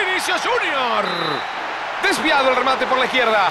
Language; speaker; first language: Spanish; native; Spanish